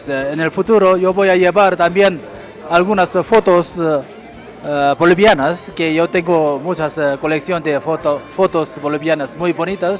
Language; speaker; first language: Spanish; non-native, fluent; Korean